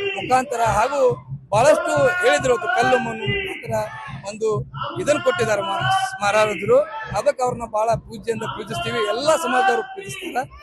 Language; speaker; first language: Kannada; non-native, local second language; Lambadi